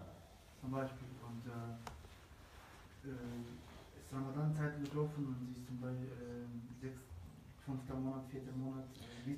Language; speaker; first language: German; non-native, learner; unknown